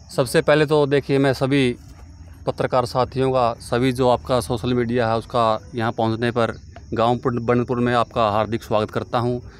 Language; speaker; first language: Hindi; native; Hindi